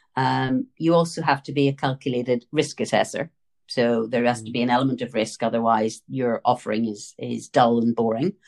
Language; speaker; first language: English; native; English